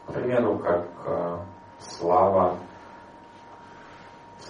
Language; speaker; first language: Russian; native; Russian